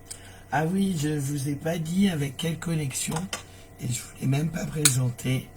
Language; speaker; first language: French; native; French